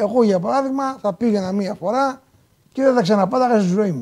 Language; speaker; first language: Greek; native; Greek